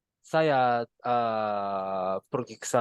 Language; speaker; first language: Indonesian; non-native, learner; Japanese